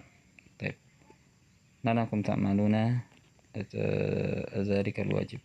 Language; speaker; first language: Arabic; non-native, fluent; Indonesian